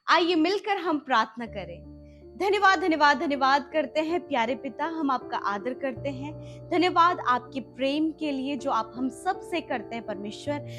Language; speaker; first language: Hindi; native; Hindi